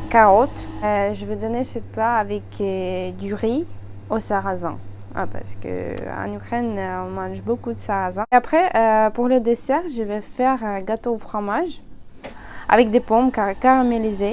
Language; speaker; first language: French; non-native, learner; Ukrainian